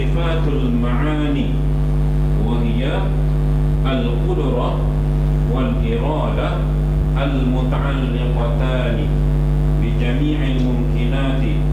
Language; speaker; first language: Arabic; non-native, fluent; Malay